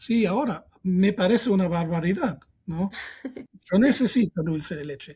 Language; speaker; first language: Spanish; non-native, fluent; German